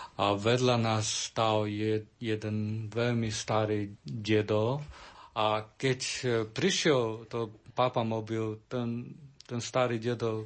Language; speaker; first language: Slovak; non-native, learner; Chinese